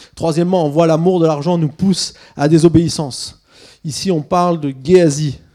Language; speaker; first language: French; early bilingual, other home language; Swiss German